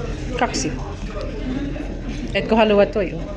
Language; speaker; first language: Finnish; non-native, learner; Bikol